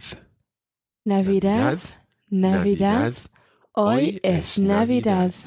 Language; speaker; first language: Spanish; non-native, learner; English